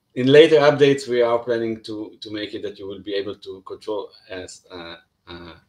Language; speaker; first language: English; non-native, fluent; Hebrew